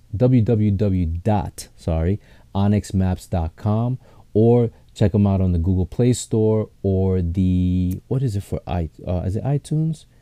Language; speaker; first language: English; native; English